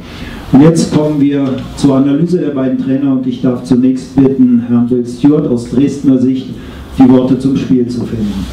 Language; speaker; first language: German; native; German